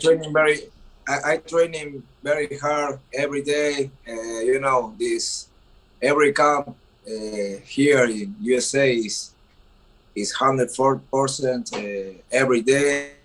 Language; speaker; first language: English; non-native, learner; Spanish